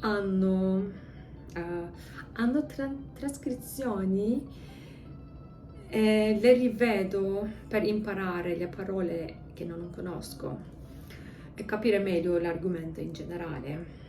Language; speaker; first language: Italian; non-native, learner; English